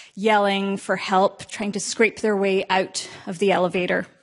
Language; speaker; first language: English; native; English